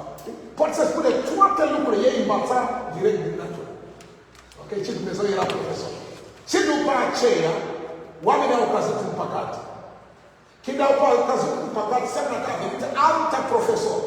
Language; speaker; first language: Romanian; non-native, learner; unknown